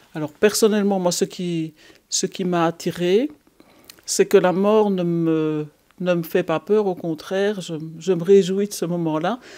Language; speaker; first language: French; native; French